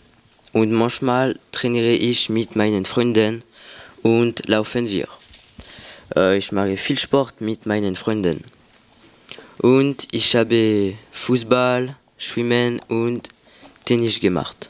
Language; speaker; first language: German; non-native, learner; French